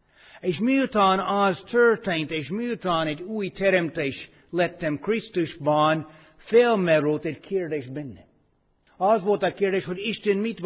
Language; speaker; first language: Hungarian; non-native, fluent; English